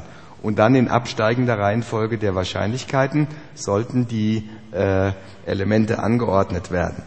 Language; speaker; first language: German; native; German